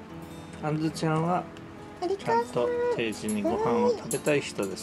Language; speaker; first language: Japanese; native; Japanese